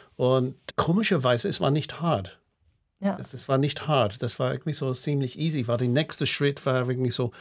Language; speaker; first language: German; non-native, fluent; English